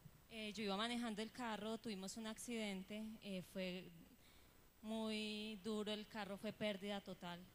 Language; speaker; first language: Spanish; native; Spanish